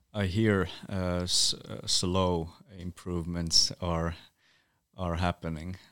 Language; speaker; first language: English; non-native, fluent; Northern Sami